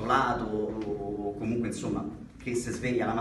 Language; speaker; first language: Italian; native; Italian